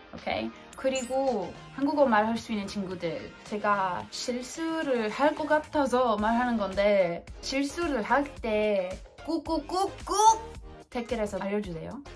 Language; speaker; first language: Korean; non-native, fluent; English